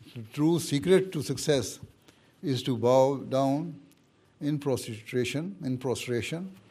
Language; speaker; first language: English; non-native, local second language; Urdu